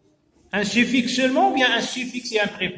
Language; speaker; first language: French; non-native, local second language; Arabic